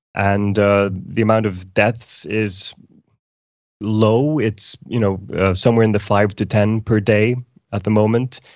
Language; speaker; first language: English; non-native, fluent; Icelandic